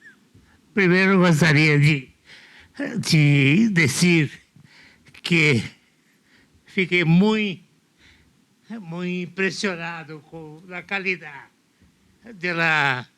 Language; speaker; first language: Portuguese; non-native, fluent; Spanish